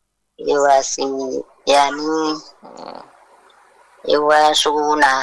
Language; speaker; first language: Arabic; non-native, learner; Indonesian